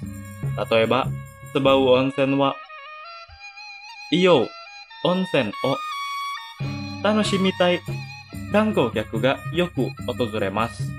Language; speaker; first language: Japanese; non-native, fluent; Indonesian